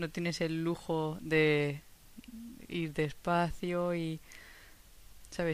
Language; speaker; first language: Spanish; non-native, fluent; English